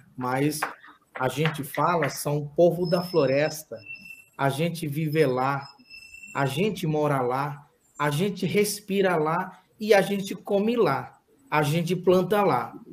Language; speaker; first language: Portuguese; non-native, local second language; Yanomámi